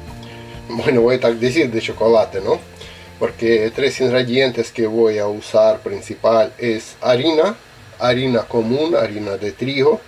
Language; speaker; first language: Spanish; non-native, learner; Russian